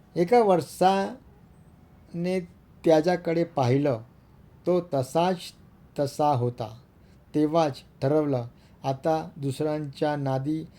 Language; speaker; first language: Marathi; non-native, local second language; Gujarati